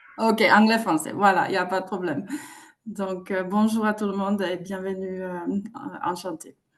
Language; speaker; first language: French; non-native, fluent; Finnish